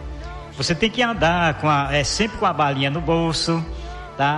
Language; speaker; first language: Portuguese; native; Portuguese